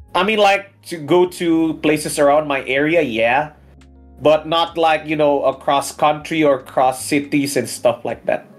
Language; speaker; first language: English; early bilingual, other home language; Indonesian